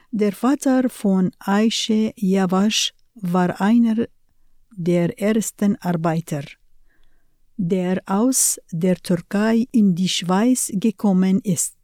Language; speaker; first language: German; non-native, fluent; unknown